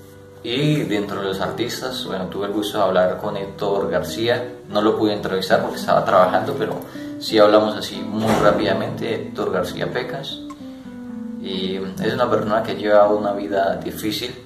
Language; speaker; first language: Spanish; native; Spanish